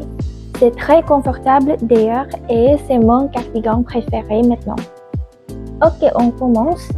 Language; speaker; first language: French; non-native, learner; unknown